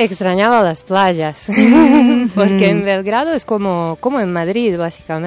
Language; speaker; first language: Spanish; non-native, fluent; Serbian